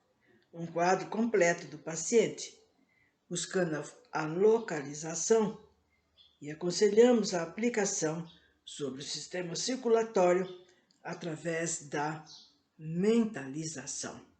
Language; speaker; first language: Portuguese; native; Portuguese